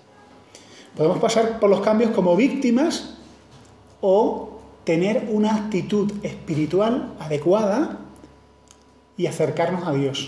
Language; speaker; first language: Spanish; native; Spanish